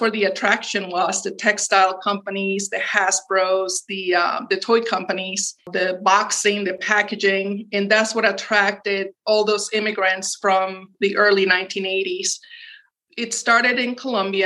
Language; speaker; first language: English; early bilingual, other home language; Spanish